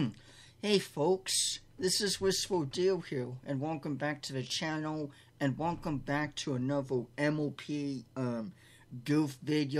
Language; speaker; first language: English; native; English